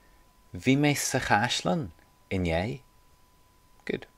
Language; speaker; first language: Irish; non-native, local second language; English